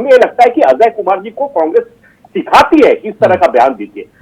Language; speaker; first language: Hindi; native; Hindi